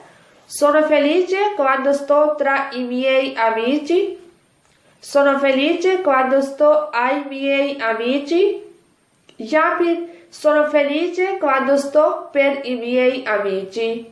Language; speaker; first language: Italian; non-native, fluent; Urdu